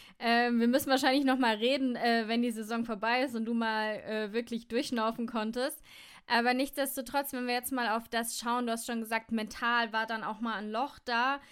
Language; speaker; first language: German; native; German